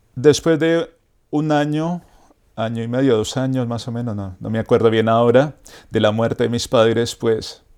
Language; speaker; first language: Spanish; native; Spanish